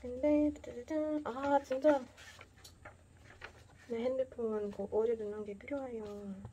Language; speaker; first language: Korean; non-native, fluent; Portuguese